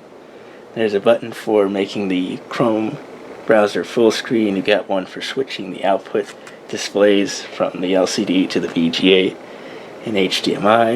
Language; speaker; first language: English; native; English